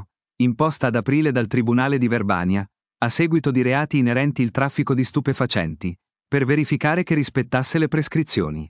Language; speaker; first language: Italian; native; Italian